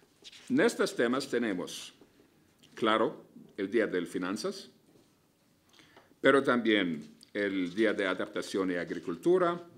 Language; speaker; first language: Spanish; non-native, fluent; Arabic